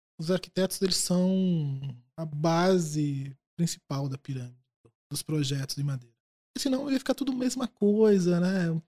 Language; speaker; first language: Portuguese; native; Portuguese